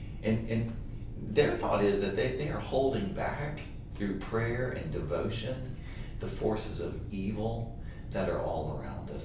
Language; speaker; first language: English; native; English